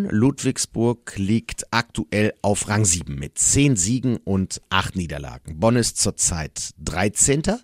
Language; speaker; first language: German; native; German